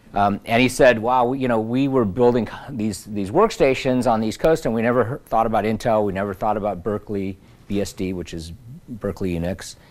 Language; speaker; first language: English; native; English